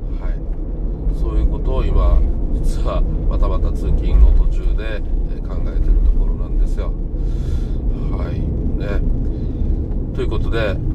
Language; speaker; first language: Japanese; native; Japanese